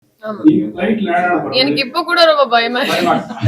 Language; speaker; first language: Tamil; non-native, learner; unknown